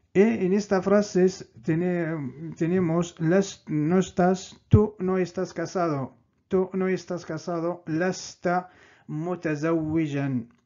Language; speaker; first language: Spanish; non-native, fluent; Arabic